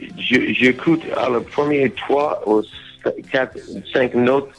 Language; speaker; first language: French; non-native, learner; English